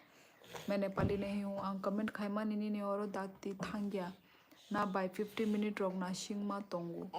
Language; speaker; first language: Hindi; non-native, local second language; Kok Borok